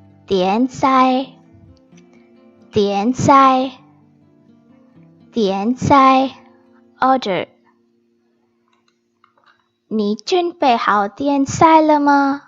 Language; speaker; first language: Chinese; non-native, fluent; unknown